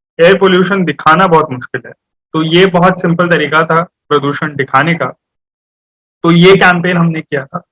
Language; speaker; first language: Hindi; non-native, local second language; Marathi